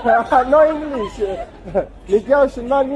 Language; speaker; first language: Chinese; non-native, learner; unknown